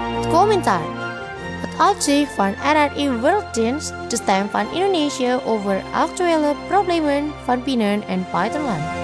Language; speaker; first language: Dutch; non-native, fluent; Indonesian